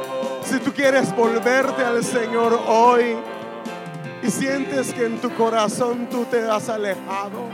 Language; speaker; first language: Spanish; native; Spanish